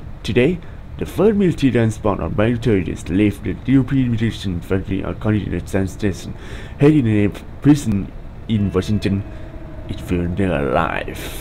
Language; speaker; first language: English; non-native, learner; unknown